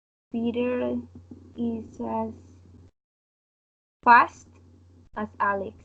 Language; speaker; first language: English; non-native, learner; Spanish